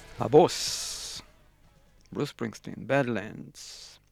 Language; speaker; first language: Hebrew; native; Hebrew